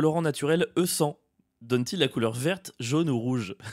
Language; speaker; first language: French; native; French